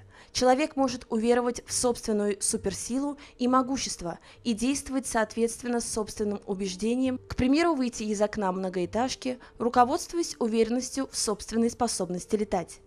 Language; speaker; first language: Russian; native; Russian